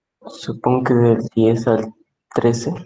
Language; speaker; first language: Spanish; native; Spanish